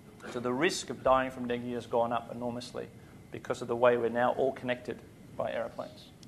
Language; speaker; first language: English; native; English